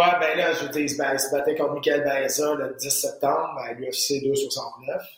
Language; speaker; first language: French; native; French